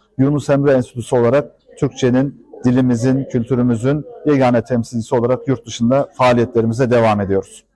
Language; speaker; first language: Turkish; native; Turkish